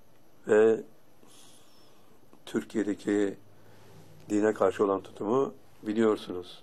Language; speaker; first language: Turkish; native; Turkish